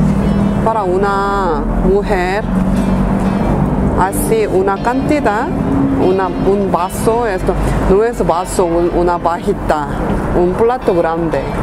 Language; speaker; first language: Spanish; non-native, learner; Korean